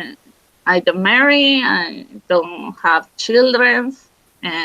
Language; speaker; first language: English; non-native, learner; Spanish